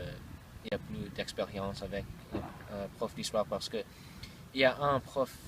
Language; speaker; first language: French; non-native, learner; English